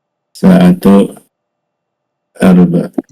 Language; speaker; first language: Arabic; non-native, learner; Indonesian